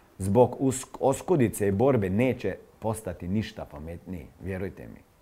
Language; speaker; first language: Croatian; non-native, fluent; Serbian